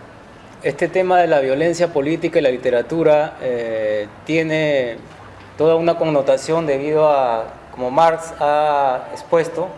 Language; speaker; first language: Spanish; native; Spanish